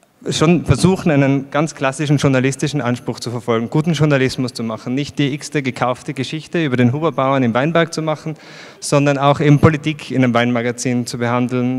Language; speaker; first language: German; native; German